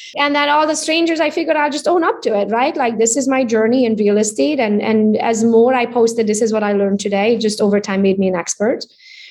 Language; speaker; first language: English; non-native, fluent; Hungarian